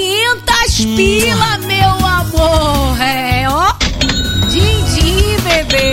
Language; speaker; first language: Portuguese; native; Portuguese